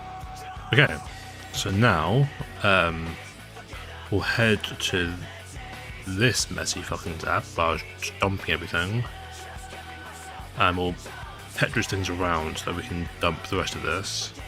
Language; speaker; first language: English; native; English